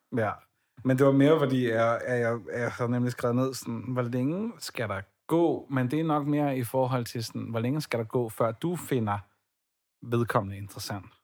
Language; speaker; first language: Danish; native; Danish